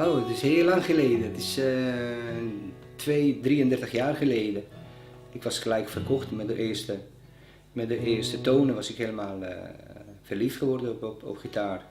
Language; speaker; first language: Dutch; non-native, fluent; Bosnian